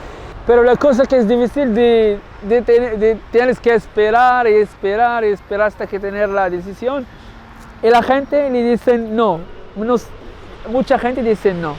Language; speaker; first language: Spanish; non-native, learner; Arabic